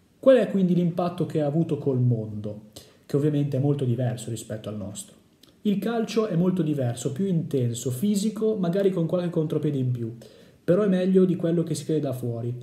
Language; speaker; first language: Italian; native; Italian